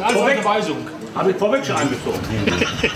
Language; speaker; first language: German; native; German